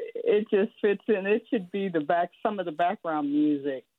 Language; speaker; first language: English; native; English